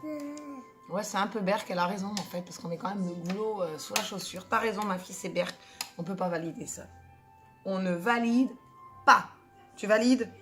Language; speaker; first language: French; native; French